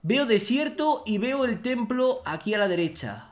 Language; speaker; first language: Spanish; native; Spanish